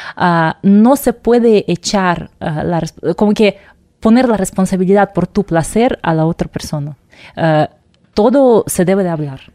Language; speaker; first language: Spanish; non-native, fluent; Russian